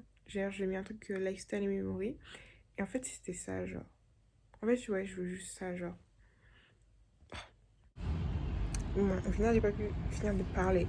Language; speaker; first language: French; native; French